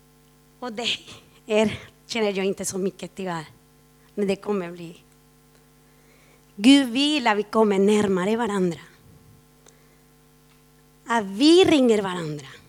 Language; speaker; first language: Swedish; non-native, fluent; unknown